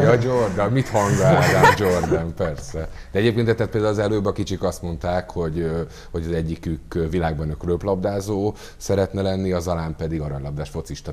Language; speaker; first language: Hungarian; native; Hungarian